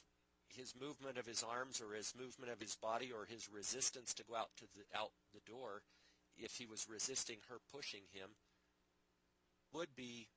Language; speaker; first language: English; native; English